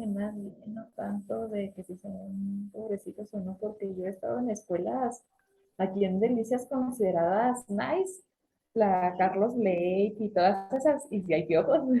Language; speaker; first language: Spanish; native; Spanish